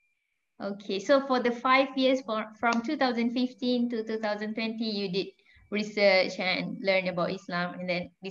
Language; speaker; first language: English; non-native, fluent; Malay